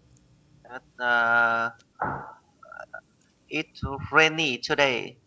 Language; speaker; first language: English; non-native, learner; Vietnamese